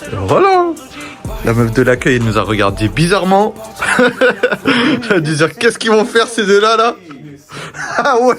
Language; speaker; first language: French; native; French